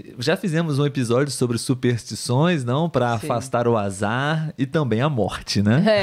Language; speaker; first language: Portuguese; native; Portuguese